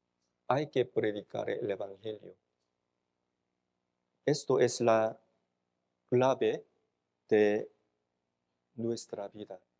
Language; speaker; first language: Spanish; non-native, fluent; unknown